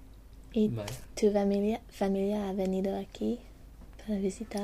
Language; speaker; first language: Spanish; non-native, learner; English